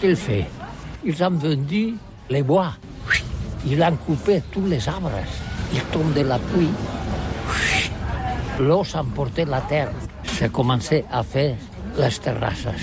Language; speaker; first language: French; non-native, learner; Catalan